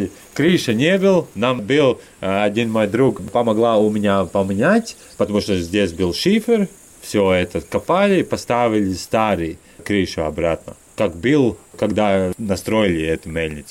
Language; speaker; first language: Russian; non-native, learner; Latvian